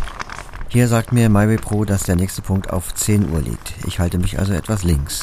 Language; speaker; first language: German; native; German